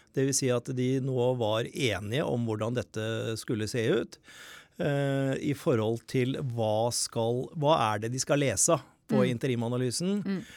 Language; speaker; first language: Norwegian; native; Norwegian